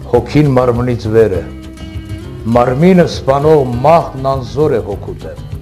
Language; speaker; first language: Armenian; non-native, local second language; Assyrian Neo-Aramaic